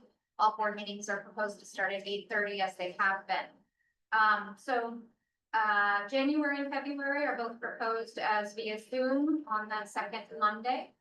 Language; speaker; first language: English; native; English